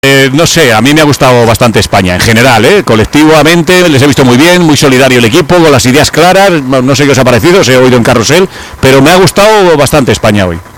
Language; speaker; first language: Spanish; native; Spanish